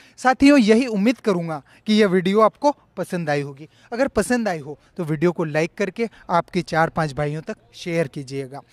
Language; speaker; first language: Hindi; native; Hindi